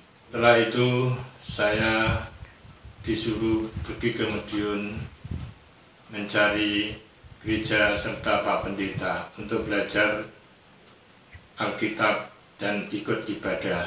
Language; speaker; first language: Indonesian; non-native, local second language; Javanese